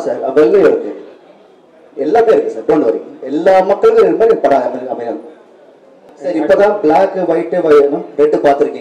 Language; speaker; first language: Tamil; native; Tamil